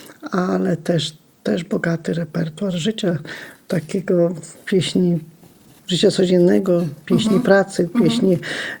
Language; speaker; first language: Polish; non-native, local second language; Lithuanian